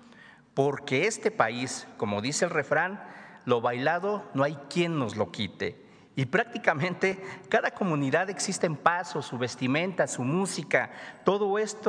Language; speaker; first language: Spanish; non-native, local second language; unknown